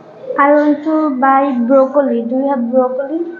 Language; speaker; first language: English; non-native, learner; Bangla